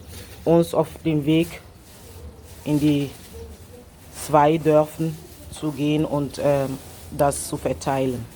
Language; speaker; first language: German; non-native, fluent; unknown